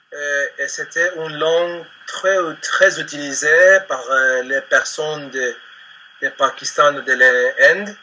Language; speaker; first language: French; non-native, learner; Spanish